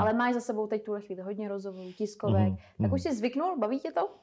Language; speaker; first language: Czech; native; Czech